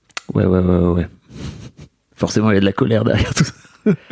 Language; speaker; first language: French; native; French